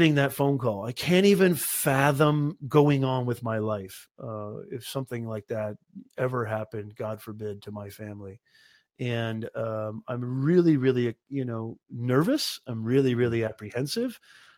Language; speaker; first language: English; native; English